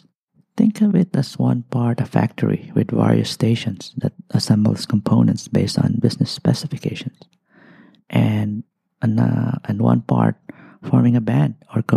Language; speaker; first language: English; non-native, local second language; Bikol